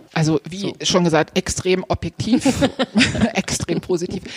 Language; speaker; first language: German; native; German